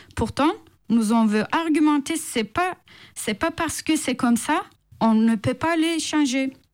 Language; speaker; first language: French; non-native, fluent; Turkish